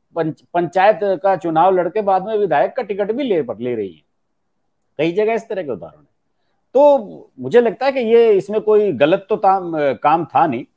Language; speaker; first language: Hindi; native; Hindi